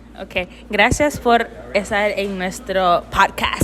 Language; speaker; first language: Spanish; early bilingual, heritage; Spanish